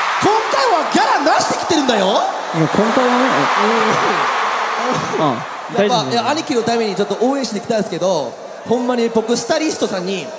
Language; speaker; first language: Japanese; native; Japanese